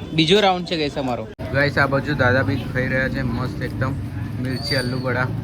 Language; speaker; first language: Gujarati; non-native, local second language; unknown